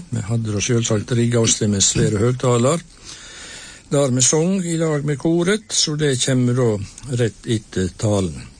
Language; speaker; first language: Norwegian; native; Norwegian